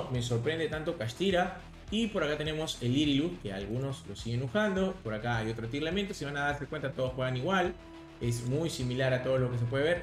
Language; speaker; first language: Spanish; native; Spanish